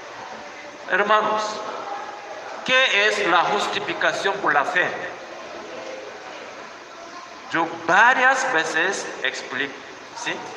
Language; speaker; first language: Spanish; non-native, learner; Korean